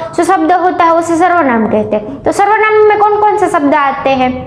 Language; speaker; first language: Hindi; non-native, local second language; Gujarati